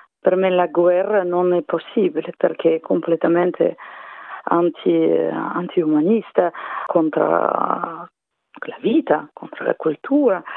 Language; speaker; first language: Italian; non-native, fluent; Russian